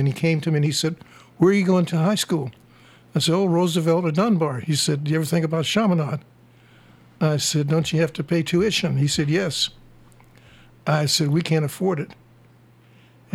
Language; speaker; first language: English; native; English